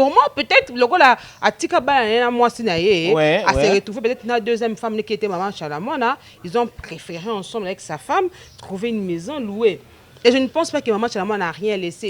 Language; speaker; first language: French; non-native, local second language; Lingala